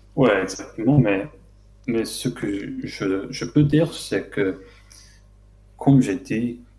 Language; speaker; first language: French; non-native, fluent; English